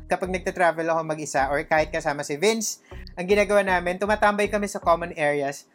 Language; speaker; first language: Filipino; native; Filipino